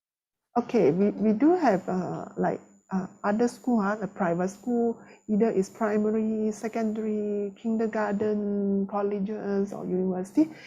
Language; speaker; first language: English; non-native, local second language; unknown